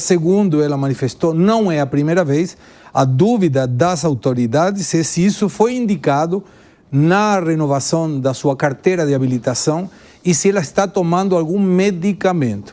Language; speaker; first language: Portuguese; non-native, fluent; Spanish